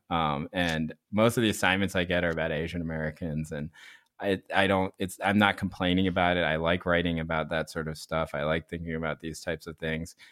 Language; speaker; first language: English; early bilingual, other home language; Korean